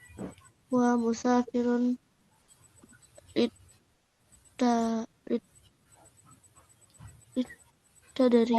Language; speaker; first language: Arabic; non-native, learner; Indonesian